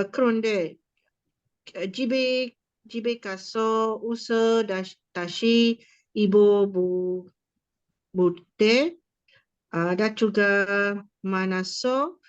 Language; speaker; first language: Korean; non-native, learner; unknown